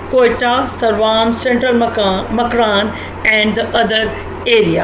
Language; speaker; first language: English; non-native, local second language; Urdu